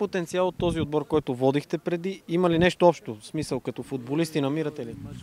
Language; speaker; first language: Bulgarian; native; Bulgarian